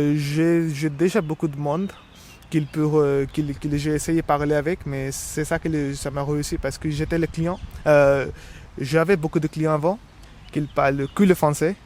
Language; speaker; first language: French; non-native, learner; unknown